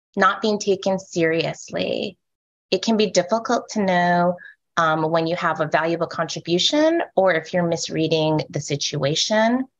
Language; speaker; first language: English; native; English